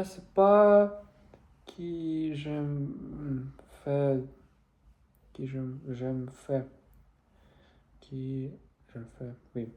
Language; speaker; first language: French; non-native, learner; Russian